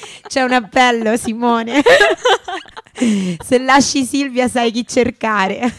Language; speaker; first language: Italian; native; Italian